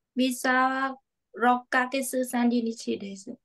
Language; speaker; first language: Japanese; non-native, learner; Khmer